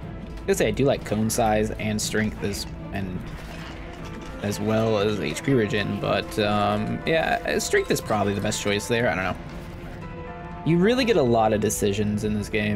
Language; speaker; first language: English; native; English